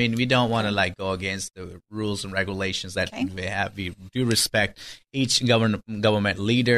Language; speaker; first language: English; non-native, local second language; Urdu